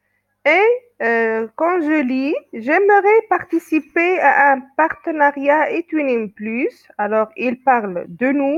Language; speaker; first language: French; non-native, local second language; Arabic